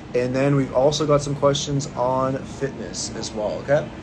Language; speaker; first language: English; native; English